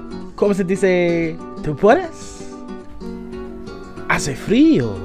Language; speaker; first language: Spanish; non-native, learner; English